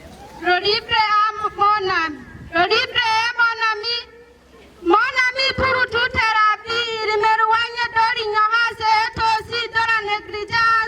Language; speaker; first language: French; non-native, learner; Rundi